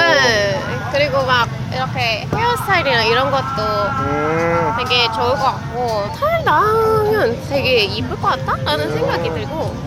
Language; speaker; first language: Korean; non-native, fluent; Indonesian